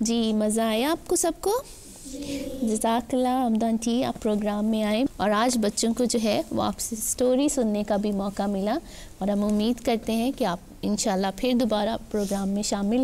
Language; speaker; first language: Urdu; native; Urdu